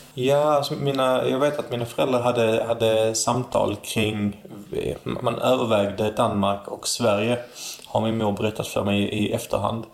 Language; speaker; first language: Swedish; early bilingual, other home language; Arabic